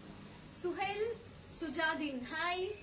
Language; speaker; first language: Tamil; non-native, learner; Telugu